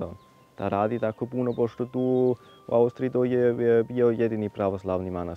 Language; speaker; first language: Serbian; non-native, fluent; German